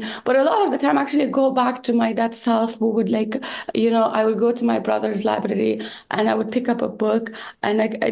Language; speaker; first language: English; non-native, fluent; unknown